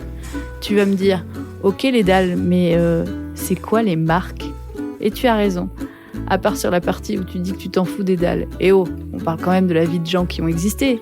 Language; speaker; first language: French; native; French